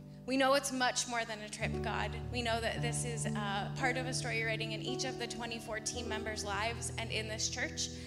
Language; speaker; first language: English; native; English